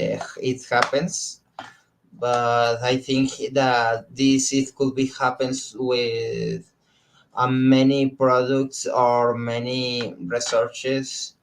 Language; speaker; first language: English; non-native, learner; Spanish